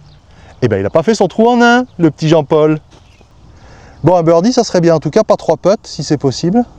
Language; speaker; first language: French; native; French